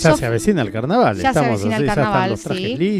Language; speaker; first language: Spanish; native; Spanish